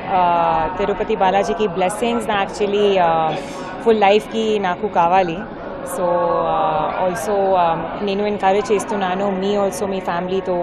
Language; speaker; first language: Telugu; non-native, fluent; Hindi